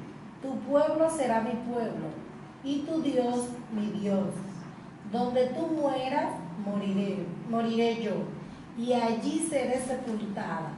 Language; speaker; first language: Spanish; native; Spanish